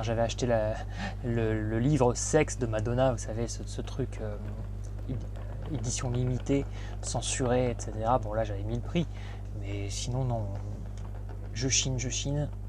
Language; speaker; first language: French; native; French